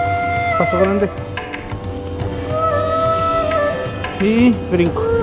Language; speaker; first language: Spanish; native; Spanish